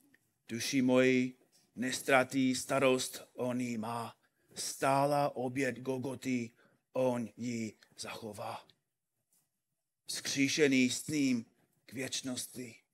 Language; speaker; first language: Czech; non-native, fluent; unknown